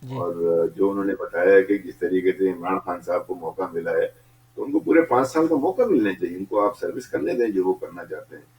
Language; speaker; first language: Urdu; native; Urdu